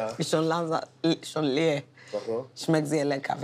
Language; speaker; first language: German; non-native, learner; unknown